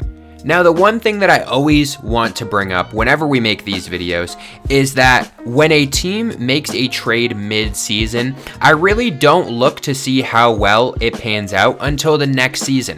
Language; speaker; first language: English; native; English